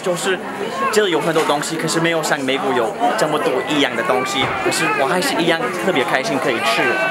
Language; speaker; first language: Chinese; non-native, learner; English